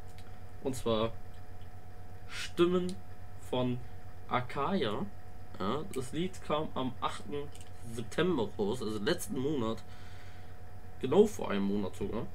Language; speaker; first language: German; native; German